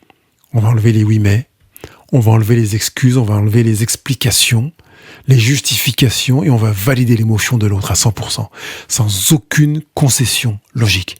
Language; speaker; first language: French; native; French